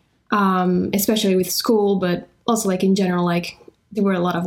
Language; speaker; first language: English; non-native, fluent; Italian